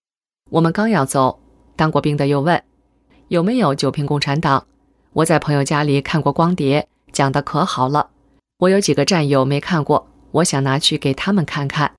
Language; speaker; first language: Chinese; native; Chinese